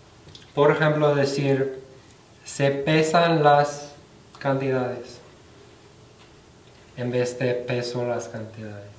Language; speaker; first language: Spanish; non-native, fluent; English